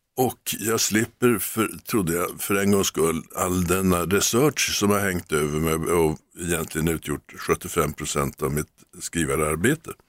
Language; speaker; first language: Swedish; native; Swedish